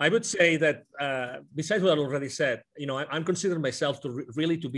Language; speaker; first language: English; non-native, fluent; Spanish